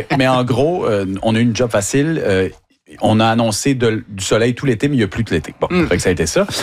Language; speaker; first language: French; native; French